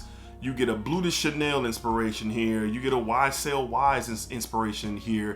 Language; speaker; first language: English; native; English